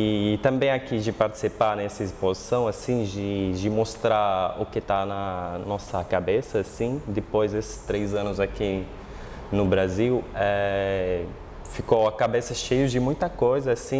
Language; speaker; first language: Portuguese; non-native, fluent; Arabic